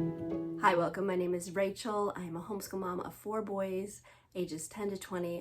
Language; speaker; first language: English; native; English